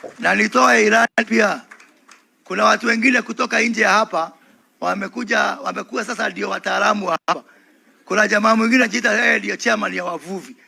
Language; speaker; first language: Swahili; native; Swahili